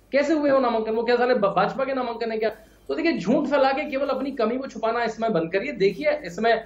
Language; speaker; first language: Hindi; native; Hindi